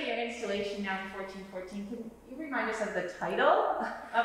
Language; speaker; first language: English; native; English